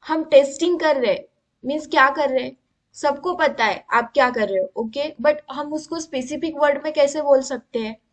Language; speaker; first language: Hindi; non-native, local second language; Marathi